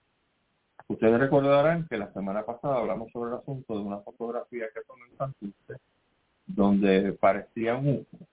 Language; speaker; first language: Spanish; native; Spanish